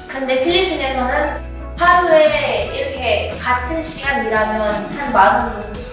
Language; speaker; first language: Korean; non-native, fluent; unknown